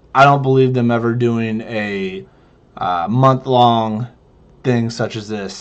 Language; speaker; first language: English; native; English